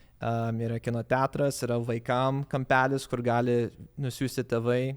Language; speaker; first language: Lithuanian; early bilingual, heritage; Lithuanian